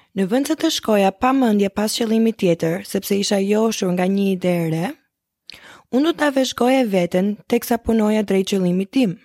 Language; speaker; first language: Albanian; early bilingual, heritage; Albanian